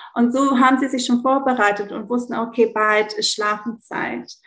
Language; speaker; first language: German; early bilingual, heritage; Greek